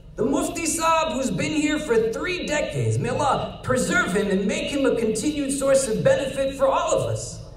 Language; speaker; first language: English; native; English